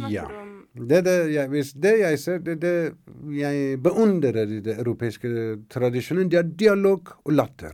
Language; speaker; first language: Norwegian; non-native, fluent; Persian